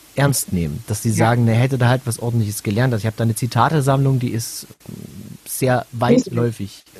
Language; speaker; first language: German; native; German